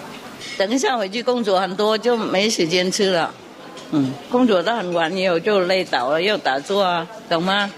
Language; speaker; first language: Chinese; non-native, fluent; Vietnamese